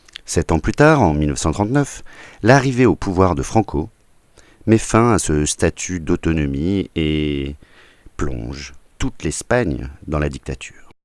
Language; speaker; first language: French; native; French